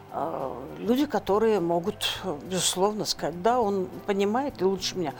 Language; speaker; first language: Russian; non-native, local second language; Kyrgyz